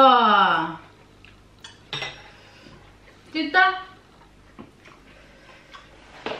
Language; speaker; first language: Swedish; non-native, learner; Indonesian